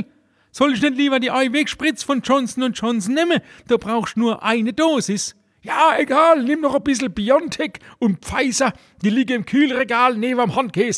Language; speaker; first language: German; native; German